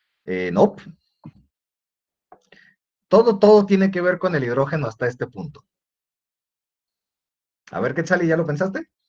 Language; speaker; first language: Spanish; native; Spanish